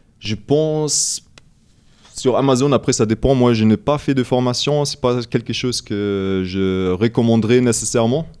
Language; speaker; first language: French; non-native, fluent; German